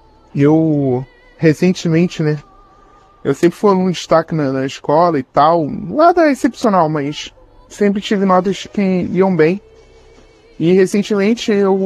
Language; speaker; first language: Portuguese; native; Portuguese